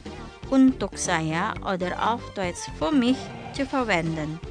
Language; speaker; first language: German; non-native, fluent; Indonesian